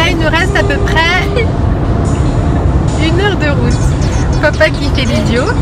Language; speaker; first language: French; native; French